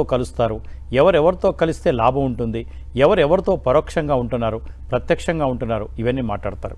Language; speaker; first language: Telugu; native; Telugu